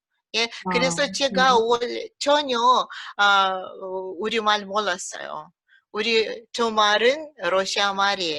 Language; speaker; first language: Korean; early bilingual, heritage; Russian